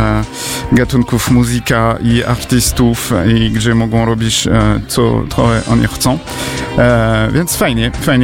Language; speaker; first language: Polish; non-native, learner; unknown